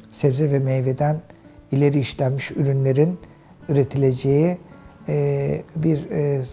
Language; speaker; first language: Turkish; native; Turkish